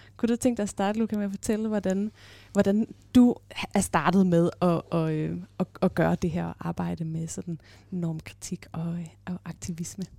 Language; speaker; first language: Danish; native; Danish